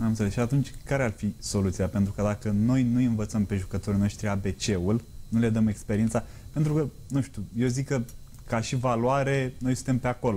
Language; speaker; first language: Romanian; native; Romanian